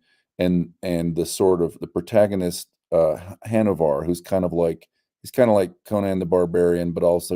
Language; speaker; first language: English; native; English